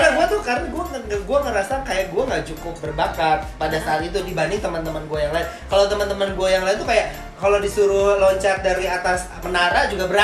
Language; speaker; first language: Indonesian; native; Indonesian